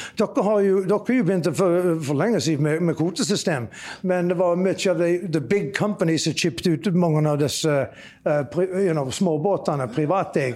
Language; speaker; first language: Norwegian; early bilingual, heritage; Norwegian